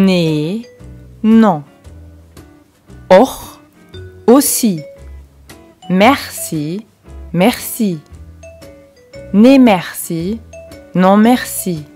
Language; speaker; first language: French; non-native, local second language; Luxembourgish